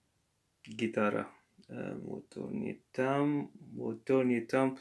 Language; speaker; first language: Russian; non-native, learner; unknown